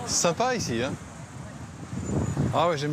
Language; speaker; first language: French; native; French